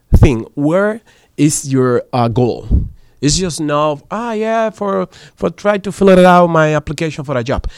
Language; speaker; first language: English; non-native, learner; Spanish